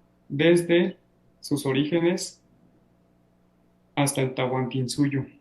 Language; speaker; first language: Spanish; native; Spanish